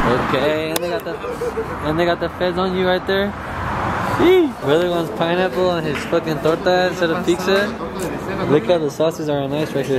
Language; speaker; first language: English; early bilingual, other home language; Spanish